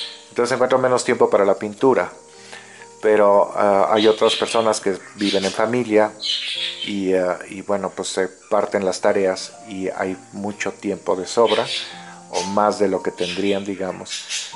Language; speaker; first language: Spanish; native; Spanish